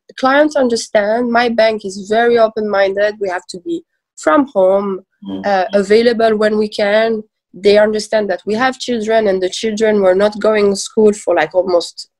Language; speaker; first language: English; early bilingual, other home language; Persian